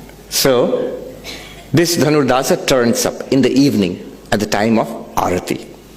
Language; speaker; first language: English; non-native, local second language; Bangla